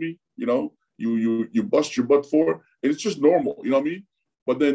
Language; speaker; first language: English; early bilingual, other home language; Tongan